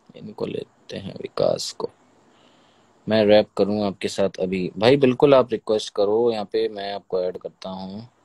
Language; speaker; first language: Hindi; native; Hindi